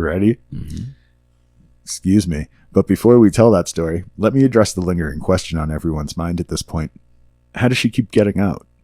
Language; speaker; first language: English; native; English